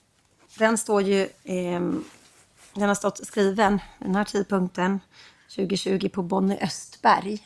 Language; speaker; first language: Swedish; native; Swedish